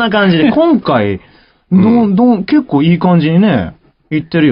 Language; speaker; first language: Japanese; native; Japanese